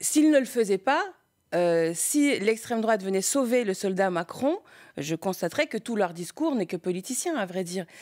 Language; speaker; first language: French; early bilingual, other home language; Spanish